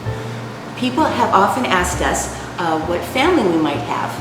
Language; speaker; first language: English; native; English